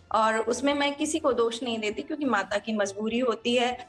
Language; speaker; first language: Hindi; native; Hindi